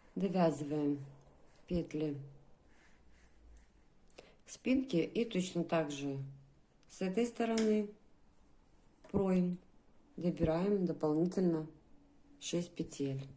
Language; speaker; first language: Russian; native; Russian